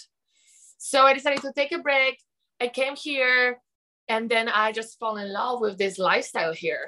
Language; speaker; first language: English; non-native, learner; Polish